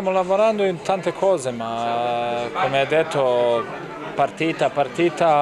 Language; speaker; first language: Italian; non-native, learner; Bosnian